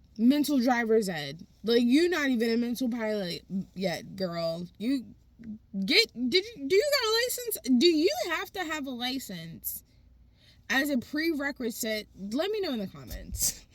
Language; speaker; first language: English; native; English